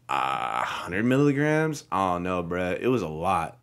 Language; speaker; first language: English; native; English